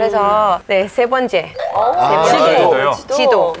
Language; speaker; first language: Korean; non-native, fluent; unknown